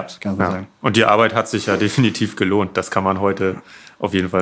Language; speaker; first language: German; native; German